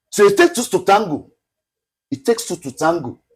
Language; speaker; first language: English; non-native, local second language; Yoruba